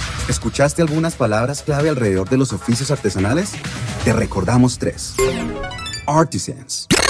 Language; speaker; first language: Spanish; native; Spanish